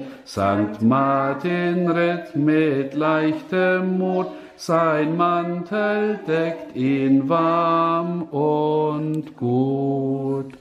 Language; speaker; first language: German; native; German